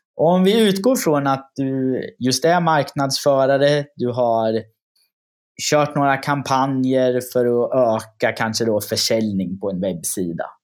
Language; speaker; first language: Swedish; native; Swedish